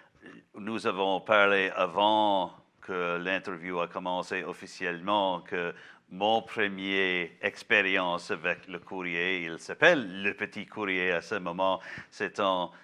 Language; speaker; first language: French; non-native, local second language; English